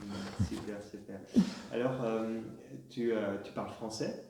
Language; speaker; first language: French; native; French